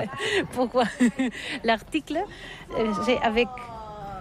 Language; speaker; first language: French; non-native, learner; Catalan